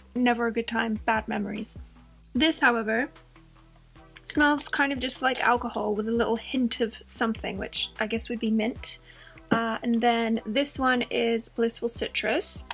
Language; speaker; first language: English; native; English